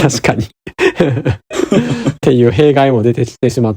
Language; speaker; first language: Japanese; native; Japanese